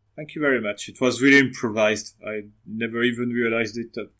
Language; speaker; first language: English; non-native, fluent; French